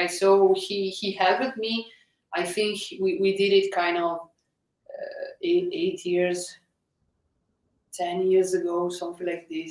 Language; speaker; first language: English; non-native, fluent; Italian